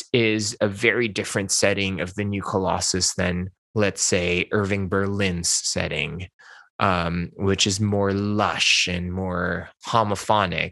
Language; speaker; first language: English; non-native, local second language; Min Nan Chinese